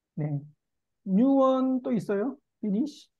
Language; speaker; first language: Korean; native; Korean